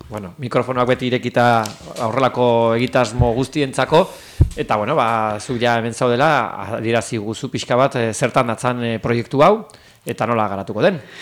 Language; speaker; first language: Basque; native; Basque